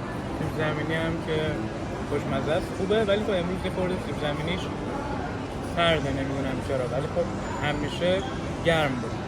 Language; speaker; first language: Persian; native; Persian